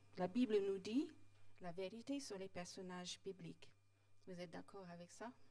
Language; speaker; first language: French; non-native, fluent; English